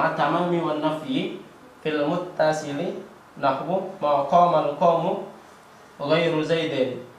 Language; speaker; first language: Arabic; non-native, learner; Indonesian